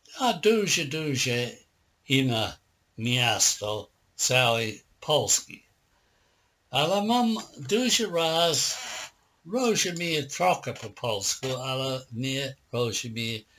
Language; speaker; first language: Polish; non-native, learner; English